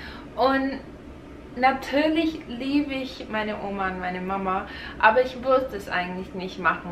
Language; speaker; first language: German; non-native, fluent; English